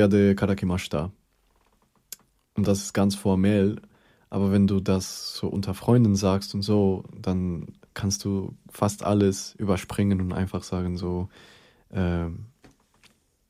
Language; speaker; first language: German; non-native, fluent; Spanish